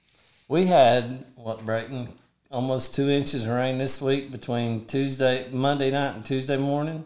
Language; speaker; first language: English; native; English